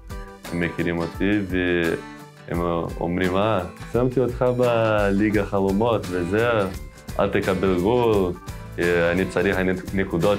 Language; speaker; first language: Hebrew; non-native, learner; Portuguese